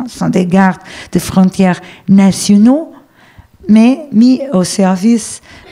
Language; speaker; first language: French; non-native, fluent; Portuguese